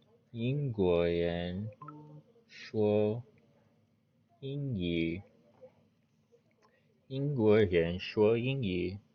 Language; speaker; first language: Chinese; non-native, learner; English